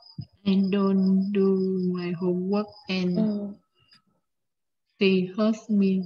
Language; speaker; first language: English; non-native, learner; Vietnamese